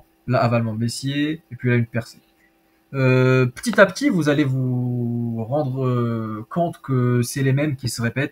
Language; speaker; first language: French; native; French